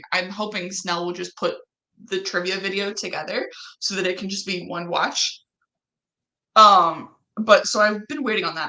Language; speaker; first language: English; native; English